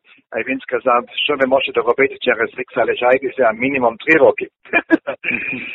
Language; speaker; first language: Ukrainian; non-native, learner; German